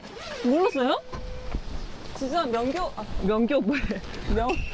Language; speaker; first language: Korean; native; Korean